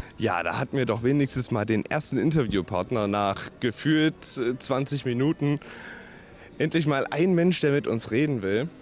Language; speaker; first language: German; native; German